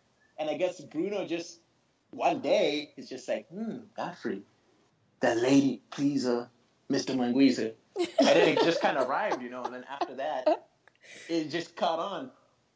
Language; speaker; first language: English; non-native, local second language; Shona